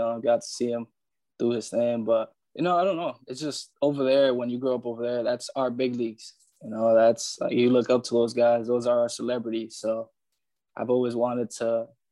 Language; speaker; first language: English; early bilingual, other home language; Spanish